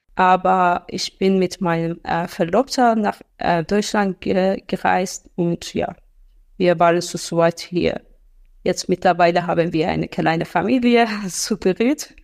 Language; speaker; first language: German; non-native, fluent; Persian